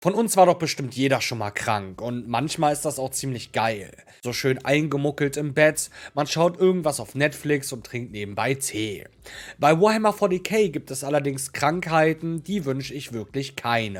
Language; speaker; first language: German; native; German